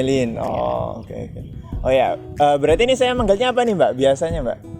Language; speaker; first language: Indonesian; native; Indonesian